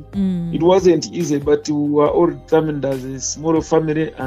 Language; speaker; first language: English; non-native, local second language; Nyankole